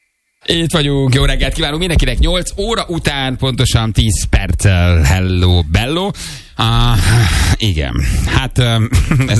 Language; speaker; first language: Hungarian; native; Hungarian